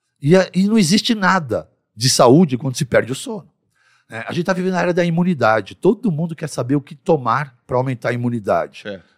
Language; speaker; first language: Portuguese; early bilingual, other home language; Arabic